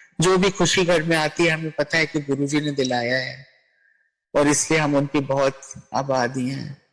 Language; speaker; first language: Hindi; native; Hindi